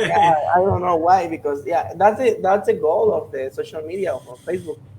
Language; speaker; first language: English; non-native, learner; Spanish